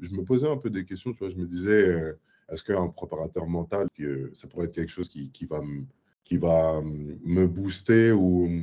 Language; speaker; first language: French; native; French